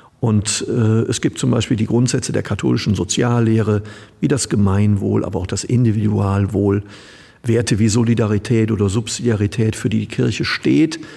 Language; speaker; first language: German; native; German